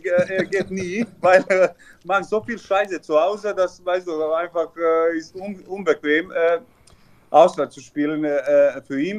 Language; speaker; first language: German; non-native, learner; Serbian